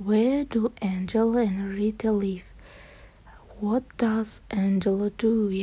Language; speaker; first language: English; non-native, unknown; Kazakh